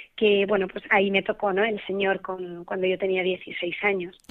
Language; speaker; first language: Spanish; native; Spanish